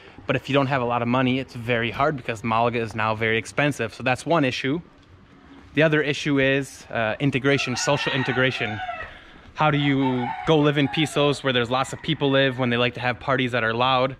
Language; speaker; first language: English; native; English